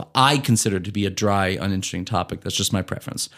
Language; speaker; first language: English; native; English